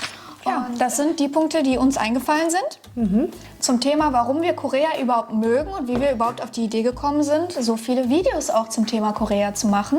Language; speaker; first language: German; native; German